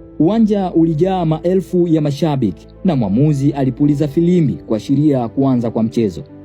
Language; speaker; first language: Swahili; native; Swahili